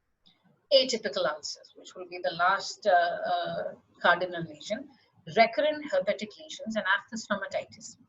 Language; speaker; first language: English; non-native, local second language; Malayalam